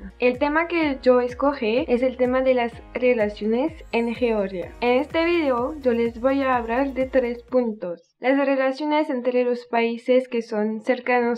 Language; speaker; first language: Spanish; non-native, learner; French